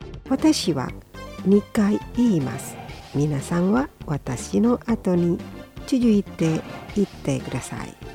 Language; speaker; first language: Japanese; non-native, fluent; Indonesian